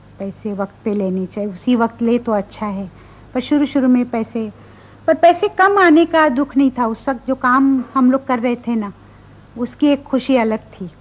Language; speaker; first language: Hindi; non-native, local second language; Marathi